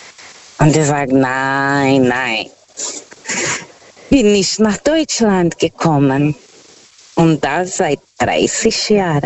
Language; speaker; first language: German; non-native, learner; Portuguese